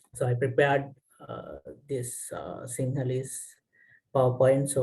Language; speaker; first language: English; non-native, local second language; Sinhala